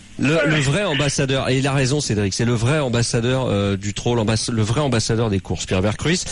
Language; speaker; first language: French; native; French